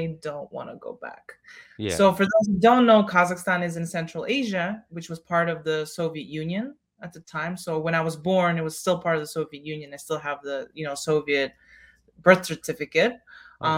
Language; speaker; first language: English; non-native, fluent; Russian